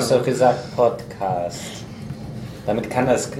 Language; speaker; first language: German; non-native, fluent; English